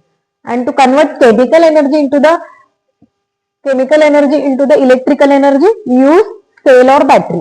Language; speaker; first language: English; non-native, local second language; Marathi